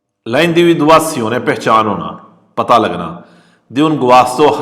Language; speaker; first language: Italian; non-native, fluent; Urdu